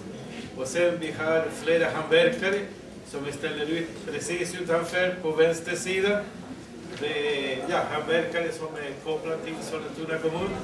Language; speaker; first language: Swedish; non-native, fluent; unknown